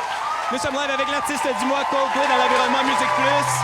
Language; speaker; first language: French; native; French